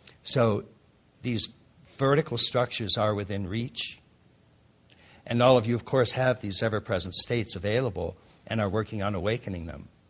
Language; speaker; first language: English; native; English